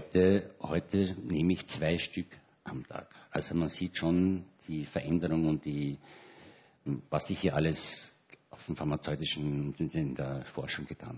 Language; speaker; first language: German; native; German